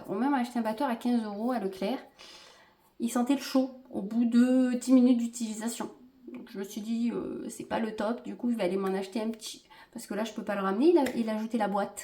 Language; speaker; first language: French; native; French